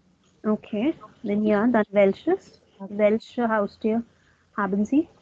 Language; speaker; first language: German; non-native, fluent; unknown